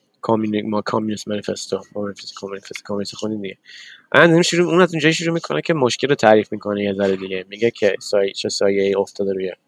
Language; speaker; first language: Persian; early bilingual, other home language; English